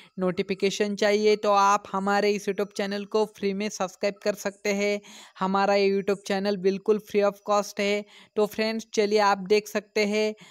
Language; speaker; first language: Hindi; non-native, local second language; Marathi